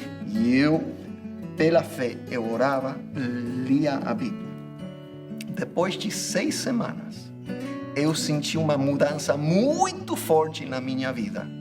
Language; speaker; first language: Portuguese; non-native, fluent; English